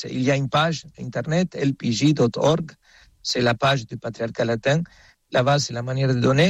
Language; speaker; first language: French; non-native, fluent; Spanish